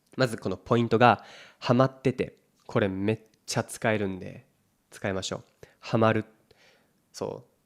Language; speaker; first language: Japanese; native; Japanese